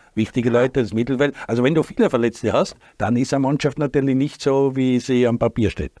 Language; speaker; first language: German; native; German